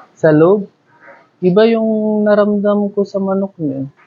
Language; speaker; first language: Filipino; non-native, learner; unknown